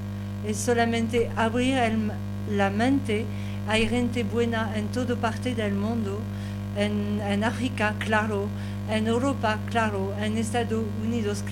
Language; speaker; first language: Spanish; non-native, learner; French